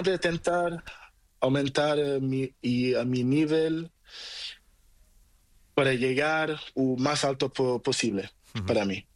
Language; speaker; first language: Spanish; non-native, fluent; Portuguese